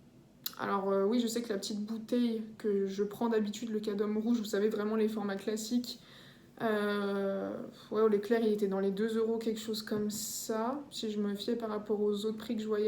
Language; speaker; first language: French; native; French